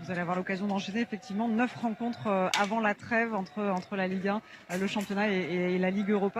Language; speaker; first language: French; native; French